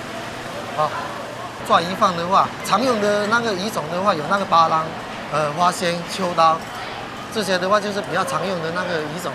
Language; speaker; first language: Chinese; non-native, local second language; Min Nan Chinese